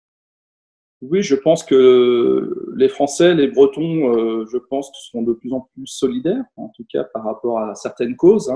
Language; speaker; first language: French; native; French